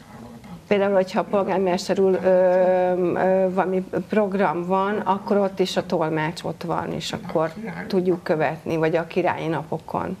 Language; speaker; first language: Hungarian; non-native, local second language; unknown